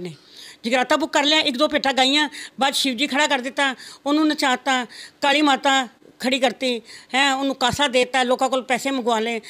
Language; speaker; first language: Punjabi; non-native, local second language; Rajasthani